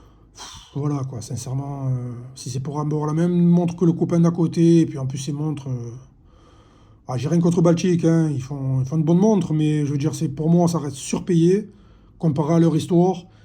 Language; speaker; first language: French; native; French